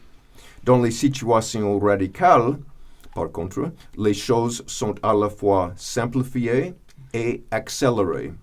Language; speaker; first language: French; non-native, fluent; English